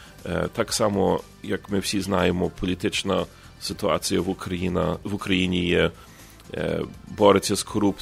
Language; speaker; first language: Ukrainian; early bilingual, heritage; Ukrainian